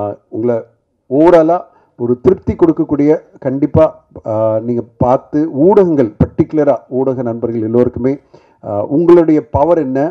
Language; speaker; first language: Tamil; native; Tamil